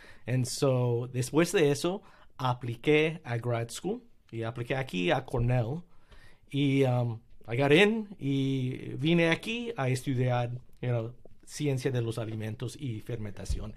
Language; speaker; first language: Spanish; early bilingual, heritage; Spanish